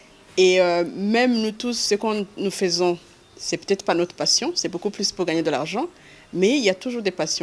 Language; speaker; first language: French; non-native, local second language; Rundi